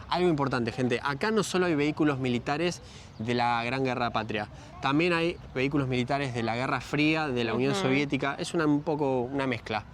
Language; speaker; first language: Spanish; native; Spanish